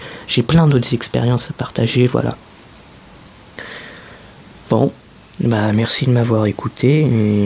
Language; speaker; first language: French; native; French